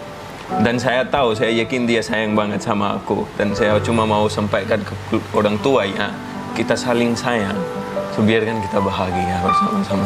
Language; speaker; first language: Indonesian; non-native, fluent; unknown